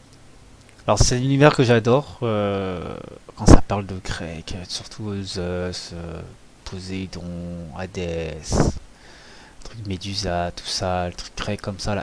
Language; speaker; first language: French; native; French